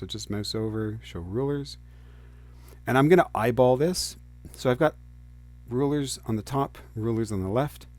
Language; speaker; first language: English; native; English